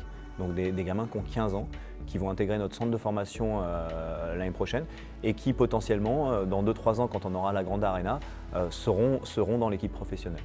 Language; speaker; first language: French; native; French